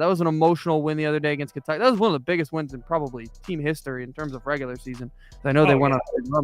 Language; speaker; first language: English; native; English